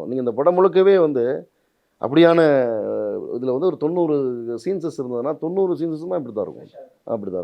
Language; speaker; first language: Tamil; native; Tamil